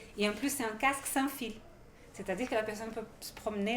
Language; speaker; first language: French; non-native, fluent; Portuguese